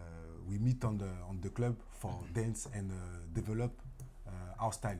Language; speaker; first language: English; non-native, learner; French